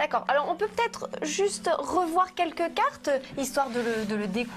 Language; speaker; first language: French; native; French